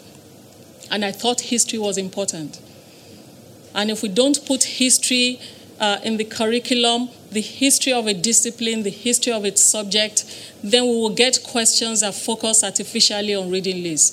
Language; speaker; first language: English; non-native, local second language; Yoruba